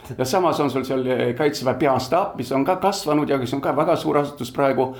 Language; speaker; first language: Estonian; early bilingual, heritage; Estonian